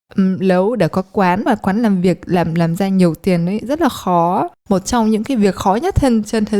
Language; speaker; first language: Vietnamese; early bilingual, heritage; Polish